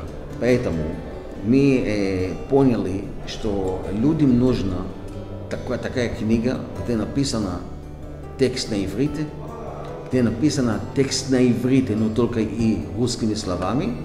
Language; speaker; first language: Russian; non-native, fluent; Hebrew